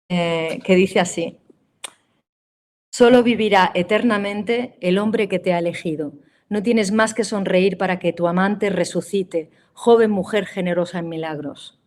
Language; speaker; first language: Spanish; native; Spanish